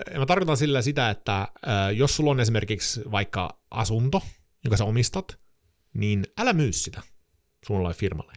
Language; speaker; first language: Finnish; early bilingual, heritage; Finnish